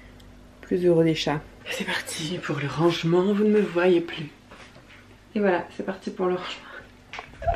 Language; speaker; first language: French; native; French